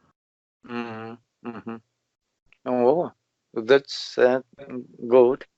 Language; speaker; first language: English; non-native, learner; Russian